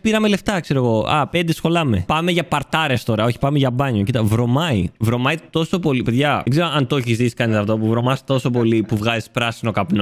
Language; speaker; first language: Greek; native; Greek